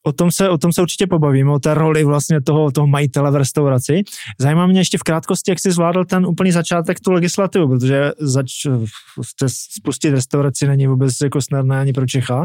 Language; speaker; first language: Czech; native; Czech